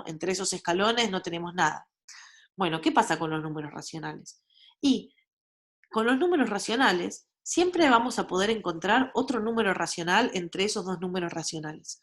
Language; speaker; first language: Spanish; native; Spanish